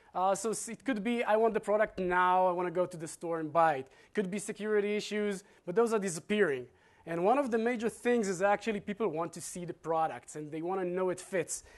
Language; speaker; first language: English; non-native, fluent; Hebrew